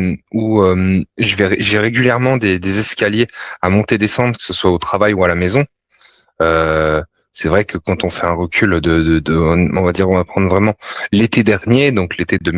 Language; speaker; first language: French; native; French